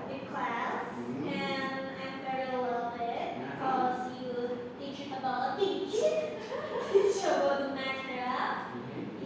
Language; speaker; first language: English; non-native, learner; Indonesian